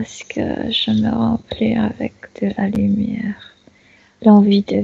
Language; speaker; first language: French; non-native, fluent; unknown